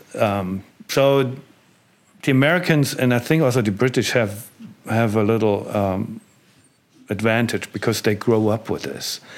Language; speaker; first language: English; non-native, fluent; German